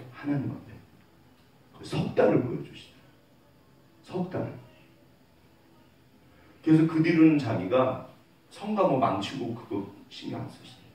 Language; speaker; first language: Korean; native; Korean